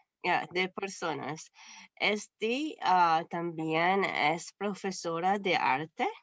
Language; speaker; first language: Spanish; non-native, learner; English